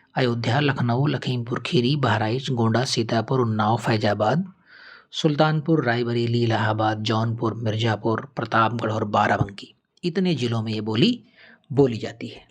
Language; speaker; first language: Hindi; native; Hindi